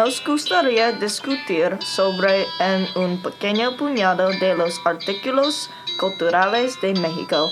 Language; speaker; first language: Spanish; non-native, learner; English